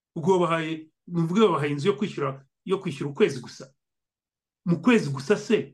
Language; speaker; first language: Kinyarwanda; native; Kinyarwanda